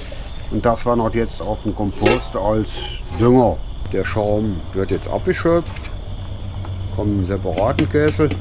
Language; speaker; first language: German; native; German